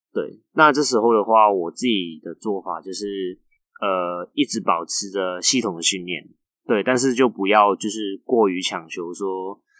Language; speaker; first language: Chinese; non-native, fluent; Cantonese